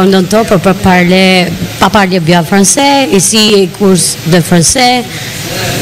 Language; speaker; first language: French; non-native, learner; Albanian